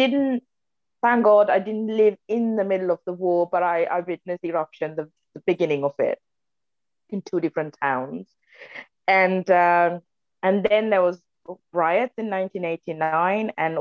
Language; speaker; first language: English; non-native, local second language; Sinhala